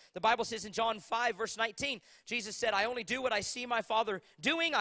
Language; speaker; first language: English; native; English